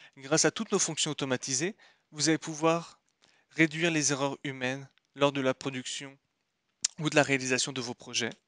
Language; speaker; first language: French; native; French